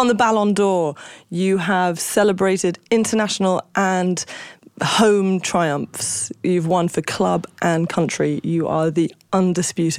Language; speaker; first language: English; native; English